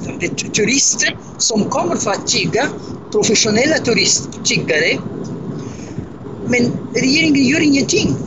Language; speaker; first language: Swedish; non-native, fluent; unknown